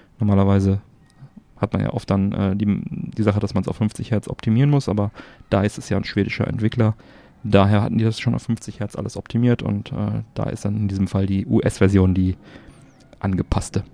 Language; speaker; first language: German; native; German